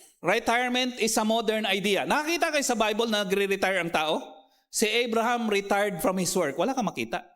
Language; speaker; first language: Filipino; non-native, local second language; Cebuano